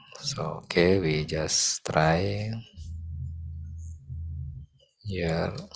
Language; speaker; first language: English; non-native, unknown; Indonesian